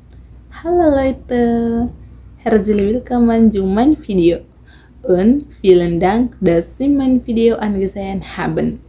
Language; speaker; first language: German; non-native, learner; Indonesian